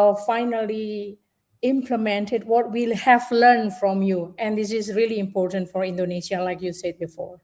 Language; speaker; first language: English; non-native, fluent; Indonesian